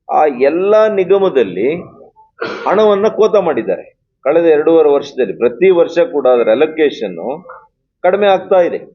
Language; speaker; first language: Kannada; native; Kannada